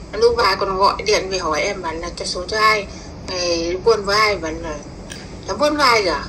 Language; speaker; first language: Vietnamese; non-native, local second language; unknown